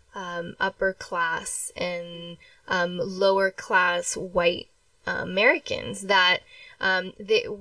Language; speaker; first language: English; early bilingual, other home language; Spanish